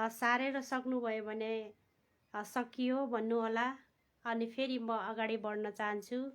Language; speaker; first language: Nepali; non-native, local second language; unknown